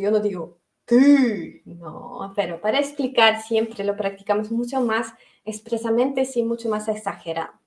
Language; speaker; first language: Spanish; non-native, fluent; Russian